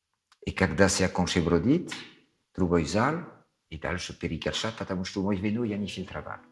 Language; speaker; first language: Russian; non-native, learner; French